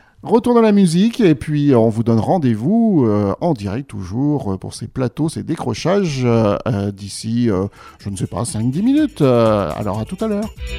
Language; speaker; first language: French; native; French